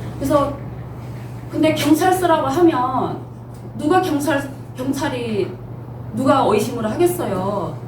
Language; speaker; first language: Korean; early bilingual, heritage; Korean